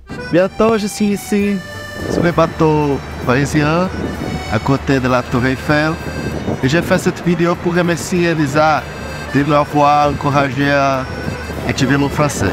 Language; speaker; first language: French; non-native, learner; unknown